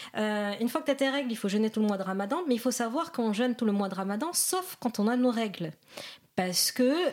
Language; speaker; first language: French; non-native, local second language; Arabic